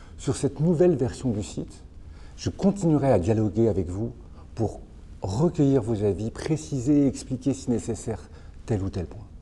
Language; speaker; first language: French; native; French